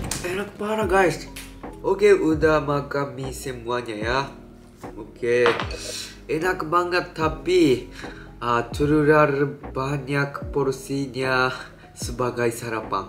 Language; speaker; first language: Indonesian; non-native, learner; Japanese